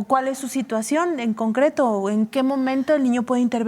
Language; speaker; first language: Spanish; native; Spanish